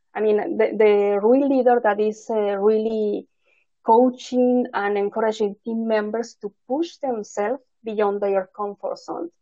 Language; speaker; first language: English; non-native, fluent; Spanish